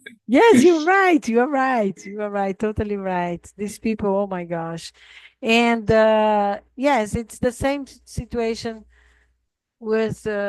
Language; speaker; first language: English; non-native, fluent; Portuguese